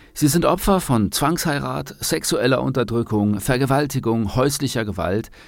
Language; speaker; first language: German; native; German